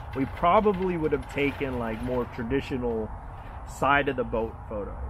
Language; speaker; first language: English; native; English